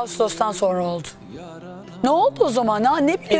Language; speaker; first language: Turkish; native; Turkish